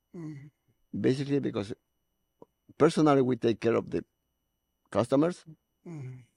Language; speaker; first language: English; non-native, learner; Spanish